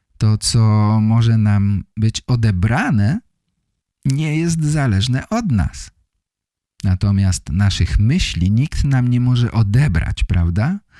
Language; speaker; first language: Polish; native; Polish